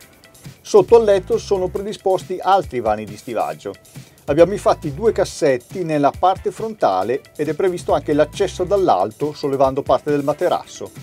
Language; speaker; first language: Italian; native; Italian